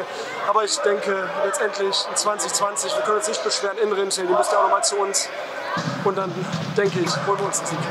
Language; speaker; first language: German; native; German